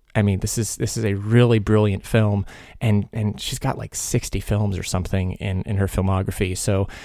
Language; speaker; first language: English; early bilingual, other home language; Hungarian